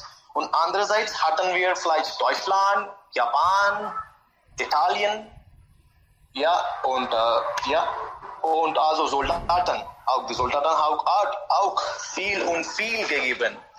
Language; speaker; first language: German; non-native, learner; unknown